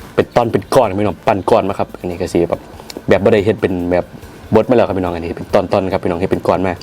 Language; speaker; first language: Thai; native; Thai